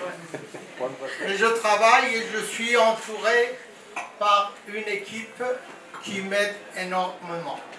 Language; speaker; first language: French; non-native, fluent; Persian